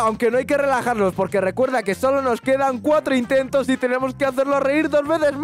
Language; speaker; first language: Spanish; native; Spanish